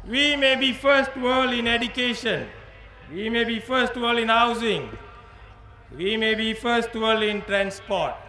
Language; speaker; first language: English; non-native, local second language; Tamil